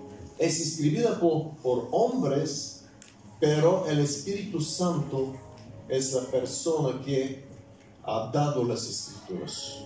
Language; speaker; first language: Spanish; non-native, fluent; Bulgarian